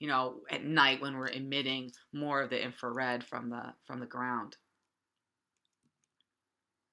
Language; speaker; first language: English; native; English